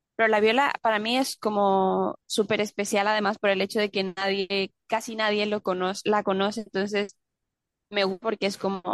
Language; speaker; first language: Spanish; native; Spanish